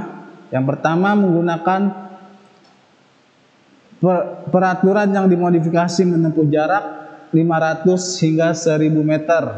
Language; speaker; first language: Indonesian; native; Indonesian